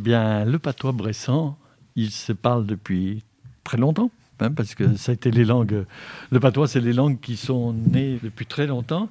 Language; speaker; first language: French; native; French